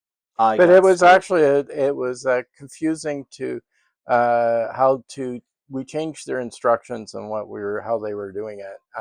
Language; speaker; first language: English; native; English